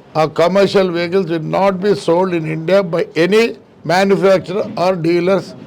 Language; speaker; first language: English; non-native, local second language; Telugu